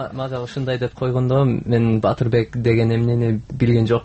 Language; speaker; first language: Kyrgyz; non-native, learner; English